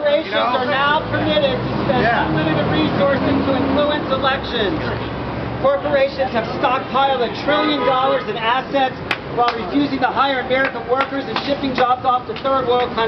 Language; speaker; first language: English; native; English